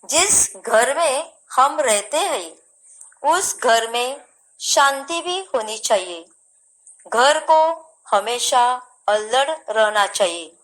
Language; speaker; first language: Hindi; non-native, local second language; Marathi